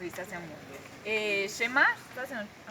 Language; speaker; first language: French; non-native, learner; Spanish